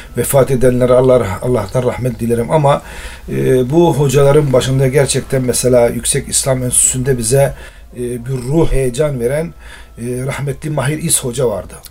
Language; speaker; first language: Turkish; non-native, local second language; Arabic